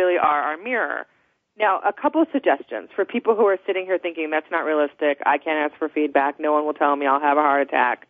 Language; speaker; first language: English; native; English